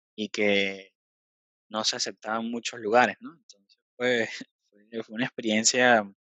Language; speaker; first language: Spanish; native; Spanish